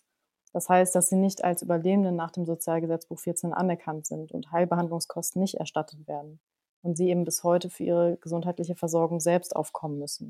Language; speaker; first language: German; native; German